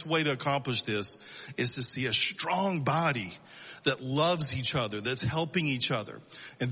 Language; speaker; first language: English; native; English